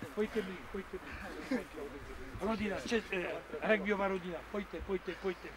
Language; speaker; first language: Czech; non-native, fluent; French